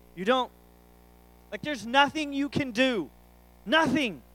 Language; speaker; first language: English; native; English